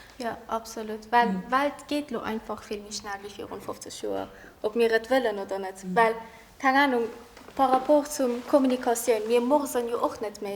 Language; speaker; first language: Luxembourgish; early bilingual, other home language; Persian